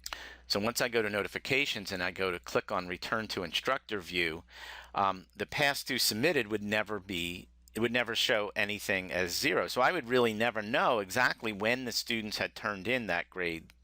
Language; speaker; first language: English; native; English